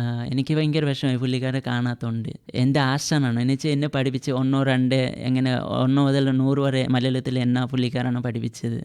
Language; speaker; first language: Malayalam; non-native, fluent; Assamese